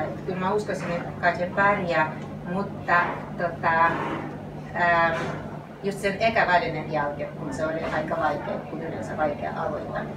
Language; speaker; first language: Finnish; non-native, fluent; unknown